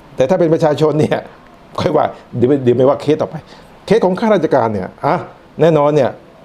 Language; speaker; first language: Thai; non-native, local second language; Northern Khmer